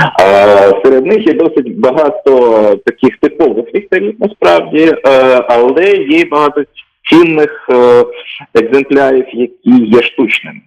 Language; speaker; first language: Ukrainian; native; Ukrainian